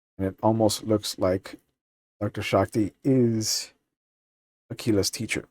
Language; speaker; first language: English; native; English